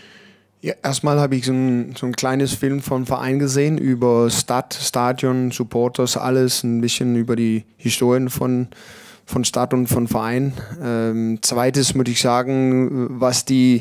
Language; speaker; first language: German; non-native, learner; Danish